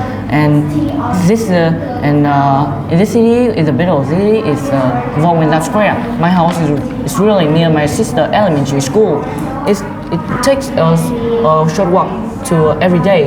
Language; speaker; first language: English; non-native, learner; Vietnamese